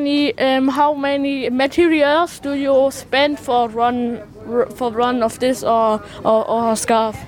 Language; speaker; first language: English; non-native, learner; German